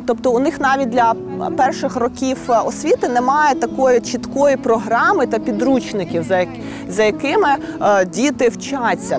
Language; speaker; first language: Ukrainian; native; Ukrainian